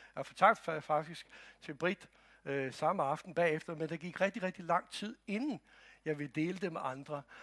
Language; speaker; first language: Danish; non-native, fluent; Croatian